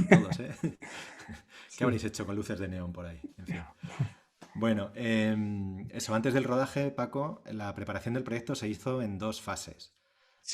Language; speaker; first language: Spanish; native; Spanish